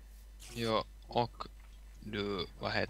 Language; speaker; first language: Swedish; non-native, local second language; Finnish